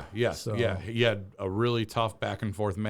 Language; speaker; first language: English; native; English